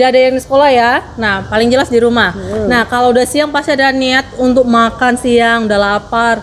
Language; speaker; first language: Indonesian; native; Indonesian